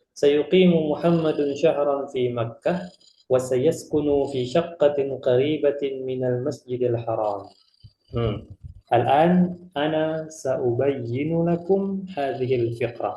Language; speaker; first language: Arabic; non-native, fluent; Indonesian